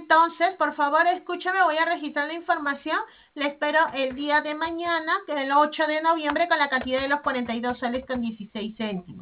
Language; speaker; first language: Spanish; native; Spanish